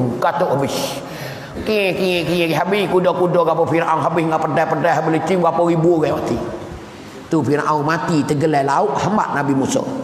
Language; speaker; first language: Malay; native; Malay